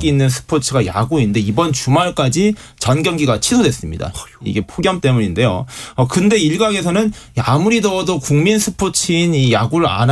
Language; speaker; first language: Korean; native; Korean